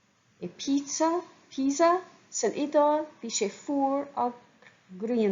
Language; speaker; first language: Irish; non-native, fluent; English